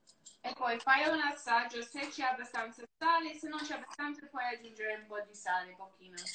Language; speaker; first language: Italian; non-native, learner; English